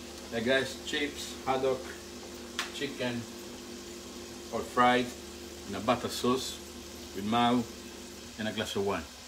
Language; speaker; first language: English; non-native, fluent; Italian